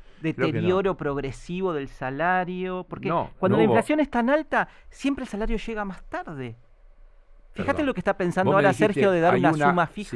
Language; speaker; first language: Spanish; native; Spanish